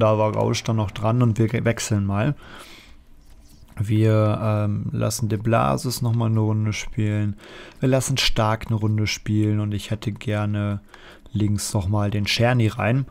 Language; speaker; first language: German; native; German